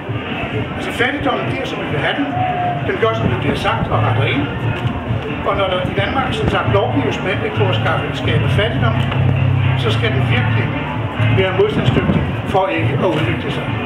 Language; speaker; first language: Danish; native; Danish